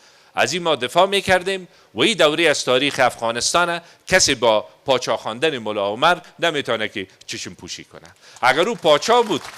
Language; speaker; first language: Persian; native; Persian